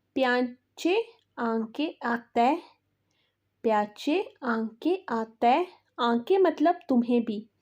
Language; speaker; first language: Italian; non-native, learner; Urdu